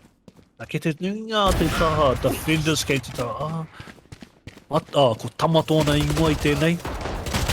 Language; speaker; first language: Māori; non-native, local second language; English